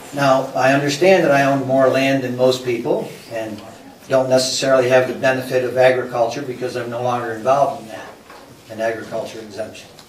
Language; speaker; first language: English; native; English